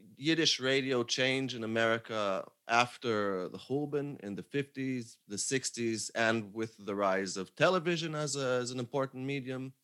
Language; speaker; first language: English; non-native, fluent; Hebrew